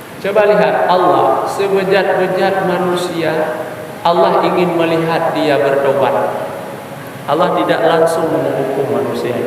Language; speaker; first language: Malay; non-native, local second language; Achinese